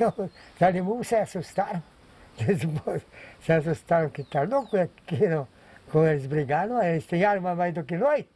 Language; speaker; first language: Portuguese; non-native, local second language; Polish